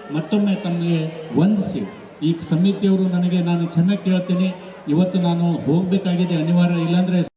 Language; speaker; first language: Kannada; non-native, local second language; Lambadi